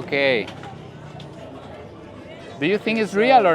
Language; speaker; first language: English; non-native, learner; Spanish